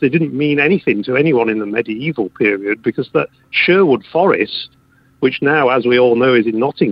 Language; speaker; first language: English; native; English